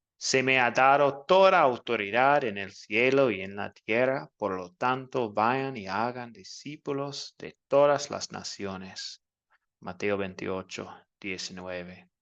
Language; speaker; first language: Spanish; non-native, learner; English